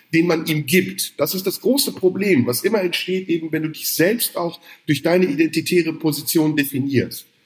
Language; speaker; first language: German; early bilingual, other home language; Turkish